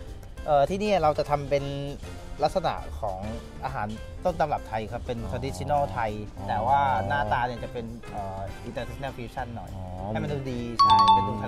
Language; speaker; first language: Thai; native; Thai